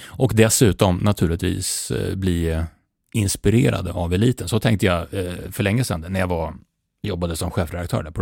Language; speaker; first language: Swedish; native; Swedish